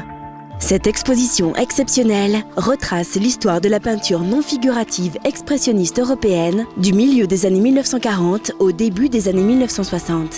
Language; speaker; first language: French; native; French